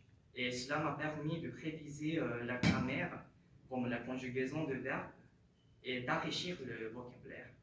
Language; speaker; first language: French; non-native, fluent; Japanese